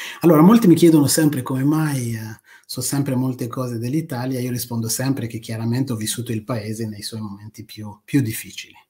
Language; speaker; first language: Italian; non-native, fluent; Kinyarwanda